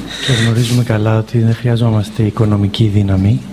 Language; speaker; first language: Greek; native; Greek